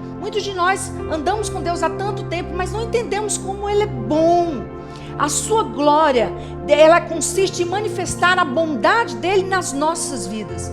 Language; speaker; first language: Portuguese; native; Portuguese